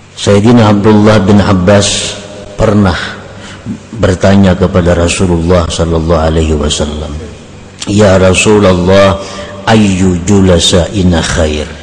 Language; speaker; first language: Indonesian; non-native, local second language; Banjar